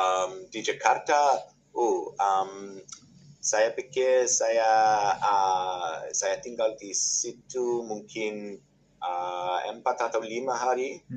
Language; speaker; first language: Indonesian; non-native, learner; English